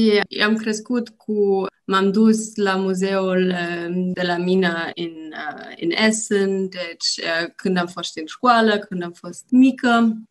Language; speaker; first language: Romanian; non-native, learner; German